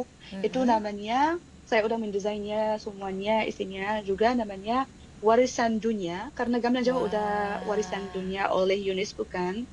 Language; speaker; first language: Indonesian; non-native, fluent; Arabic